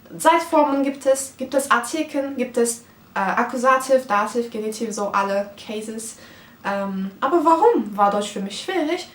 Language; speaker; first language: German; non-native, fluent; Turkish